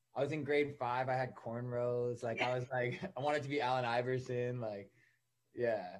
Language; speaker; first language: English; native; English